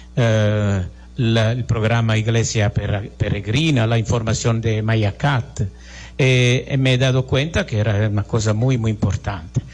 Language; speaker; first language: Spanish; non-native, fluent; Italian